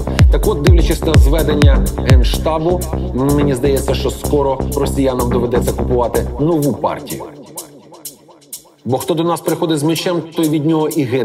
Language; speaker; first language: Ukrainian; native; Ukrainian